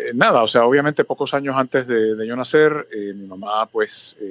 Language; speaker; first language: Spanish; early bilingual, other home language; English